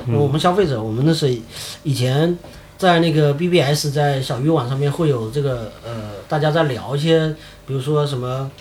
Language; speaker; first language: Chinese; native; Chinese